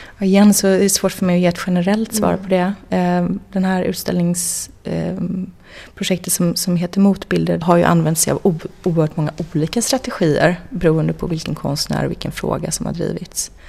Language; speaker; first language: Swedish; native; Swedish